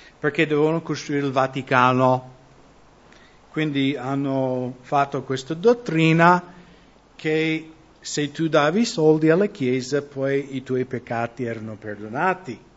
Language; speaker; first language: Italian; non-native, fluent; English